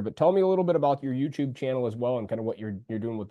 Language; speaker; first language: English; native; English